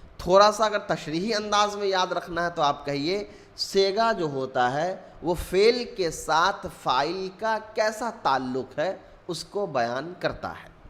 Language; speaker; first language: Urdu; native; Urdu